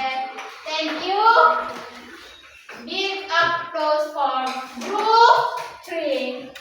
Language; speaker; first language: English; non-native, learner; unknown